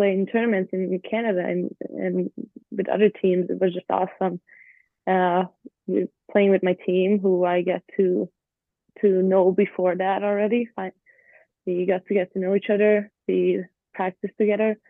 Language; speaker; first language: English; non-native, fluent; Hungarian